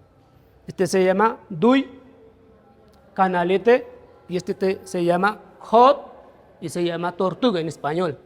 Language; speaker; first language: Spanish; non-native, local second language; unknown